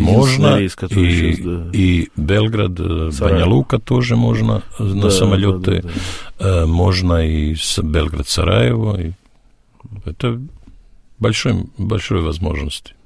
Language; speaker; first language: Russian; non-native, learner; Serbian